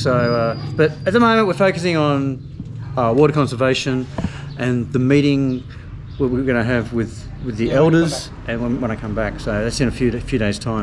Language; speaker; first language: English; native; English